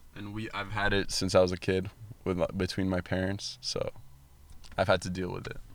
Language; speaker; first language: English; early bilingual, other home language; Arabic